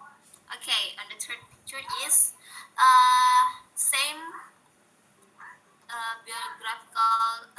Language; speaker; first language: English; non-native, learner; Indonesian